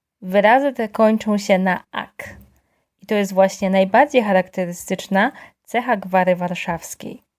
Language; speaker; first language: Polish; native; Polish